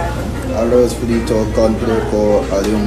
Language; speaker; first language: Spanish; native; Spanish